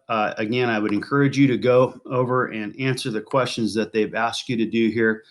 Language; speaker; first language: English; native; English